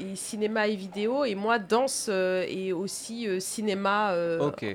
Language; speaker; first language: French; native; French